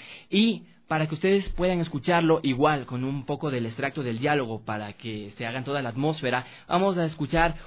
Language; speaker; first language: Spanish; native; Spanish